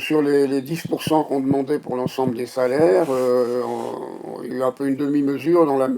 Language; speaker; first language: French; native; French